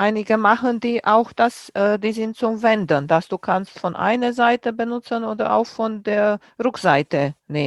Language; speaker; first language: German; non-native, fluent; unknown